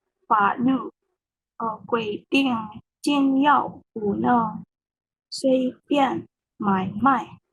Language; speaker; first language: Chinese; non-native, learner; Indonesian